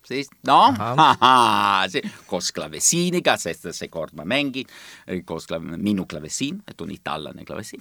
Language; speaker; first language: Estonian; non-native, learner; Italian